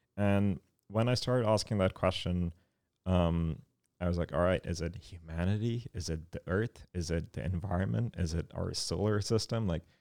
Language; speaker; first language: English; non-native, local second language; Urdu